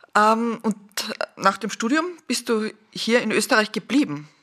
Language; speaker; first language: German; native; German